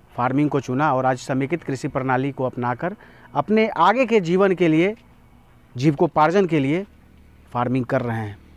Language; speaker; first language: Hindi; native; Hindi